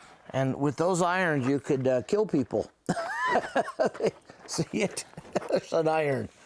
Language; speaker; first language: English; native; English